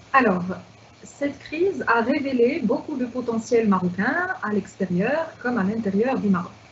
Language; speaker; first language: French; non-native, local second language; Arabic